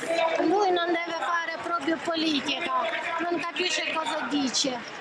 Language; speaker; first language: Italian; non-native, fluent; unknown